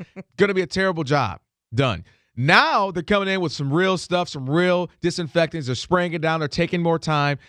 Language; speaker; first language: English; native; English